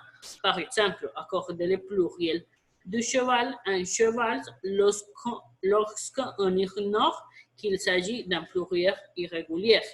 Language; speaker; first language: French; non-native, fluent; Spanish